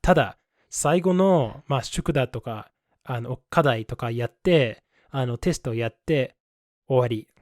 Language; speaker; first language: Japanese; non-native, fluent; English